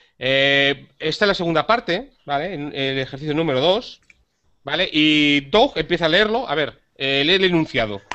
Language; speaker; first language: Spanish; native; Spanish